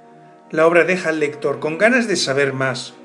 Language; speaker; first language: Spanish; native; Spanish